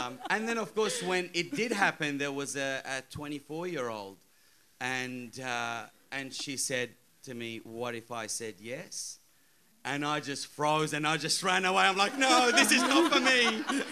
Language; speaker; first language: English; early bilingual, other home language; Arabic